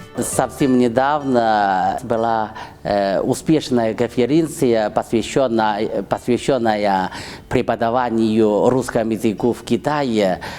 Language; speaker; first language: Russian; non-native, fluent; Chinese